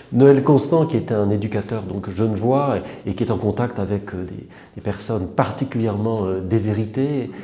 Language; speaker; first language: French; native; French